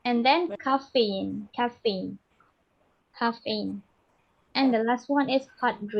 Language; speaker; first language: English; non-native, fluent; Indonesian